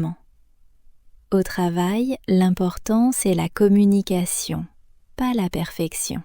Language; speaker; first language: French; native; French